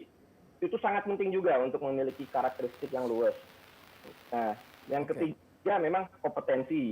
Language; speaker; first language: Indonesian; native; Indonesian